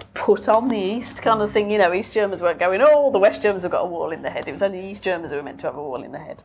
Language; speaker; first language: English; native; English